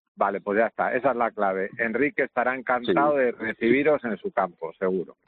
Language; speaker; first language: Spanish; native; Spanish